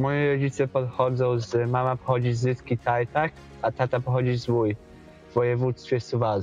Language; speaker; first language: Polish; early bilingual, heritage; Polish